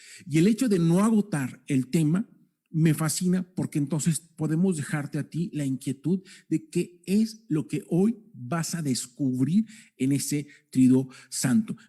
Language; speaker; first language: Spanish; native; Spanish